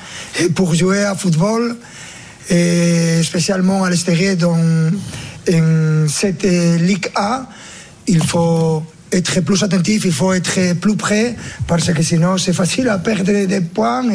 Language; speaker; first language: French; non-native, fluent; Spanish